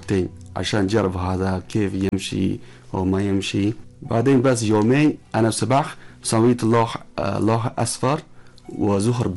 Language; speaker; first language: Arabic; non-native, learner; Chinese